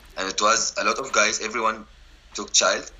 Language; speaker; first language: English; non-native, learner; Arabic